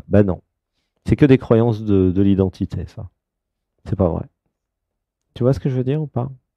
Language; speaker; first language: French; native; French